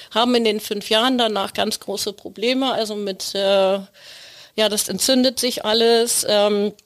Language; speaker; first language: German; native; German